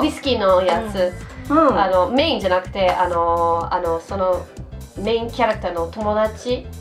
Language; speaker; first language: Japanese; non-native, fluent; French